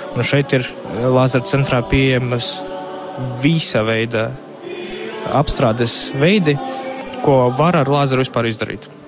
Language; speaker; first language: Latvian; non-native, local second language; Russian